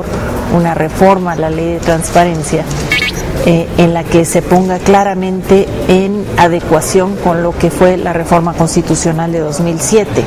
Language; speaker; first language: Spanish; native; Spanish